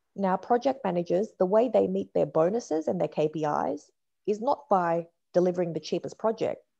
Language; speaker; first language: English; native; English